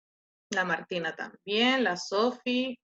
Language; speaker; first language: Spanish; native; Spanish